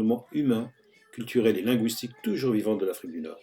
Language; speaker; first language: French; native; French